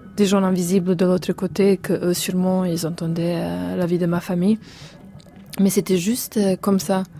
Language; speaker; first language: French; non-native, fluent; Serbian